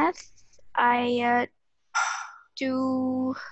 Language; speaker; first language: English; non-native, learner; Vietnamese